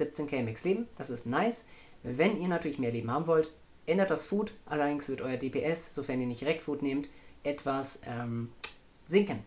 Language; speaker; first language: German; native; German